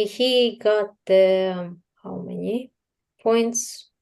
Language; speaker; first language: English; non-native, fluent; Russian